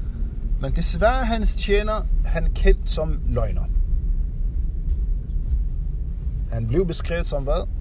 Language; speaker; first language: Danish; non-native, fluent; Arabic